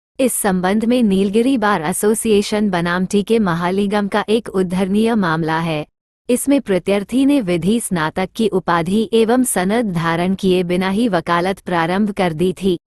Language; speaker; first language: Hindi; native; Hindi